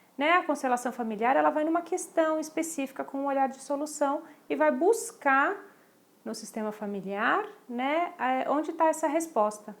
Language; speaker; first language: Portuguese; native; Portuguese